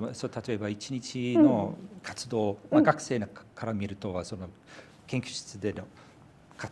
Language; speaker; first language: Japanese; non-native, fluent; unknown